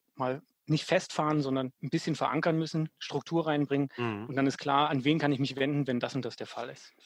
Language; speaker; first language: German; native; German